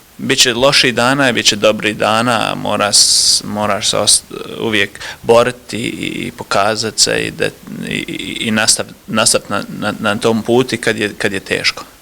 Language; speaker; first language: Bosnian; early bilingual, heritage; Bosnian